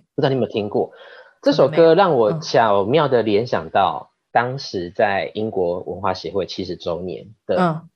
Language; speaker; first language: Chinese; native; Chinese